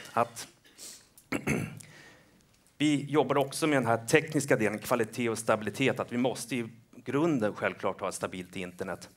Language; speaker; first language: Swedish; native; Swedish